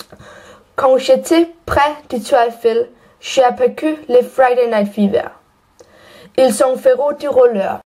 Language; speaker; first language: French; non-native, learner; Danish